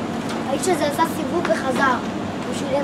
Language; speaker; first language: Russian; early bilingual, heritage; Hebrew